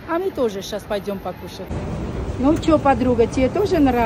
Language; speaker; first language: Russian; non-native, local second language; Armenian